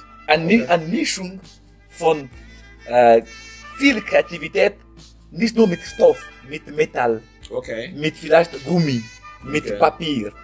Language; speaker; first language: German; non-native, learner; French